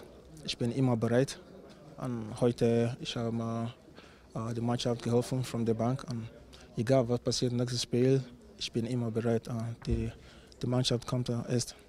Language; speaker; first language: German; non-native, learner; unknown